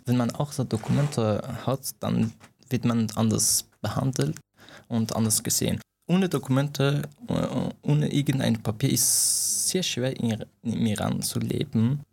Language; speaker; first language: German; non-native, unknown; Persian